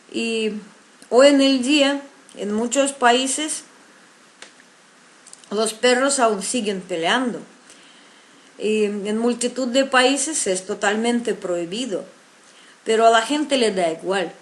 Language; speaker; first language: Spanish; non-native, fluent; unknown